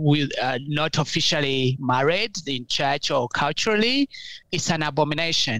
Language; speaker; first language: English; non-native, local second language; Ganda